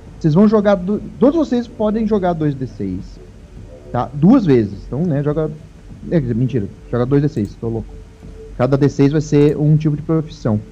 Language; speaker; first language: Portuguese; native; Portuguese